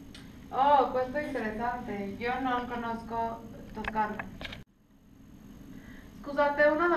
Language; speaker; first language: Italian; non-native, learner; English